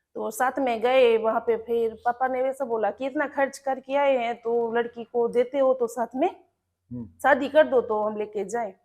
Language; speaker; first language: Hindi; native; Hindi